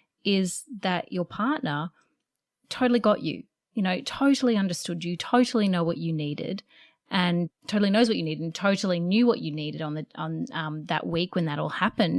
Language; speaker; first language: English; native; English